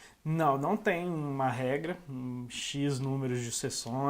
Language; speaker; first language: Portuguese; native; Portuguese